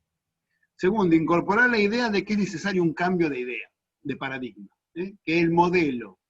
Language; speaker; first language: Spanish; native; Spanish